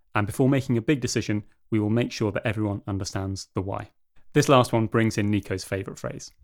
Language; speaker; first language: English; native; English